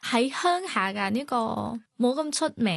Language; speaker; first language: Cantonese; early bilingual, other home language; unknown